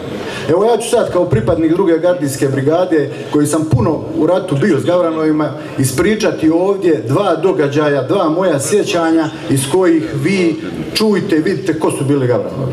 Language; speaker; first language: Croatian; native; Croatian